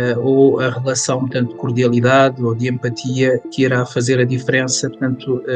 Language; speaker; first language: Portuguese; early bilingual, other home language; Kabuverdianu